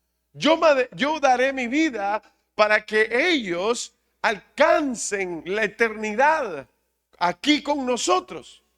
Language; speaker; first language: Spanish; native; Spanish